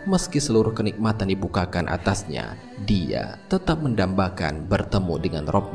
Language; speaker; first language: Indonesian; native; Indonesian